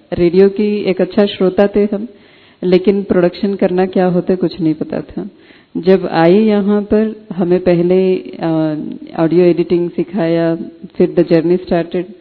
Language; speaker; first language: Hindi; non-native, local second language; Telugu